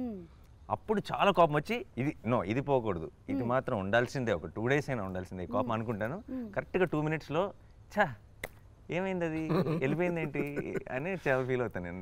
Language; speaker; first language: Telugu; native; Telugu